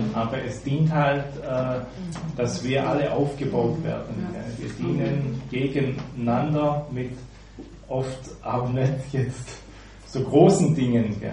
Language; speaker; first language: German; native; German